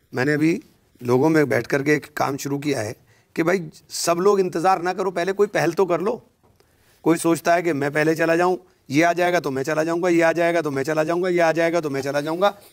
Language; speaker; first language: Hindi; native; Hindi